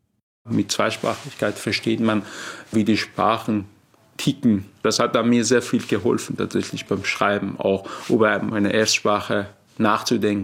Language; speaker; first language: German; non-native, fluent; Persian